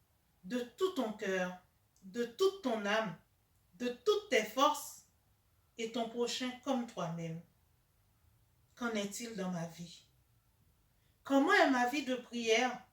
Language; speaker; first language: French; native; French